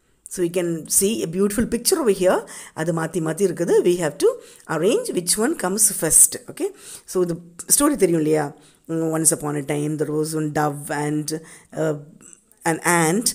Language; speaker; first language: English; non-native, local second language; Tamil